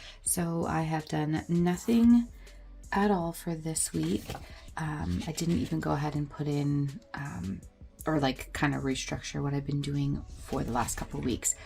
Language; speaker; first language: English; native; English